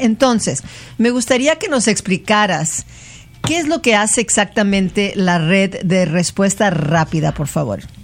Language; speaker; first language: Spanish; native; Spanish